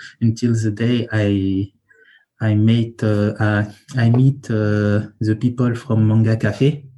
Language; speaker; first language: English; non-native, learner; French